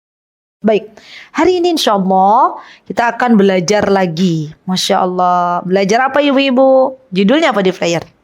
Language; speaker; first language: Indonesian; native; Indonesian